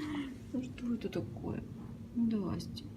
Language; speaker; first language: Russian; native; Russian